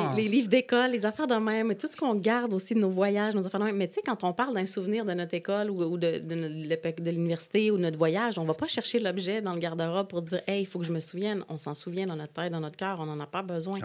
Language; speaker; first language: French; native; French